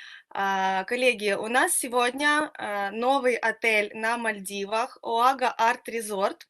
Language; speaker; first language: Russian; native; Russian